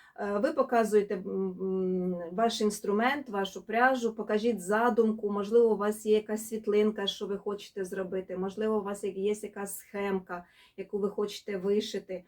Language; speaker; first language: Ukrainian; non-native, local second language; Russian